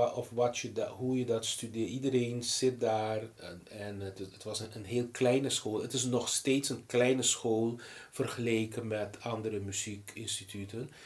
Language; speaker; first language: Dutch; non-native, local second language; Papiamento